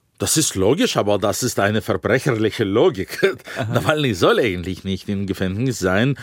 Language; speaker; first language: German; non-native, fluent; Russian